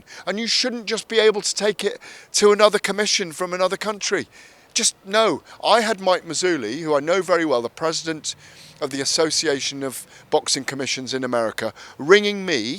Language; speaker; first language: English; native; English